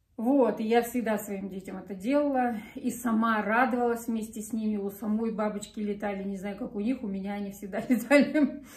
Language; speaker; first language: Russian; native; Russian